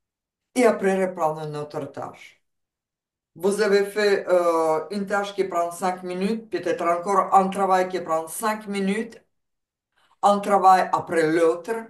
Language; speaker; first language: French; non-native, fluent; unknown